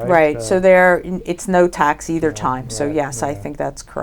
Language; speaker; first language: English; native; English